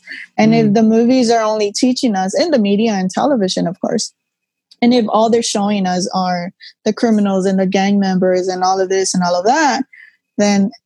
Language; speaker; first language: English; native; English